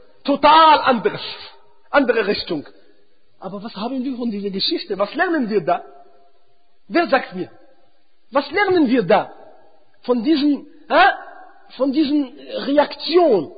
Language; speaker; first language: German; non-native, fluent; Arabic